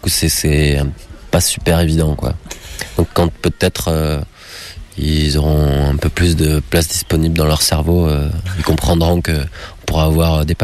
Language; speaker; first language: French; native; French